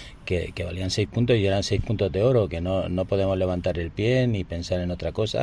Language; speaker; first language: Spanish; native; Spanish